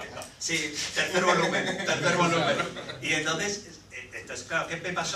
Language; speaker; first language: Spanish; native; Spanish